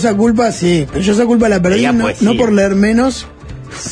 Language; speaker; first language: Spanish; native; Spanish